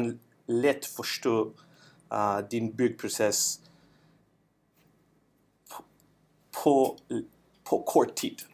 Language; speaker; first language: Norwegian; non-native, learner; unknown